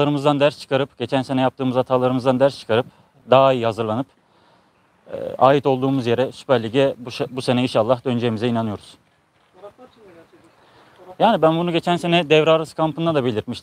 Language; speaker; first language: Turkish; native; Turkish